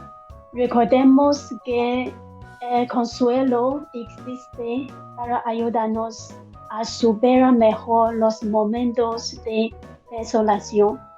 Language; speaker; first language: Spanish; non-native, learner; Chinese